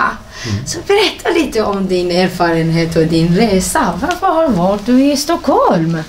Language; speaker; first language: Swedish; non-native, fluent; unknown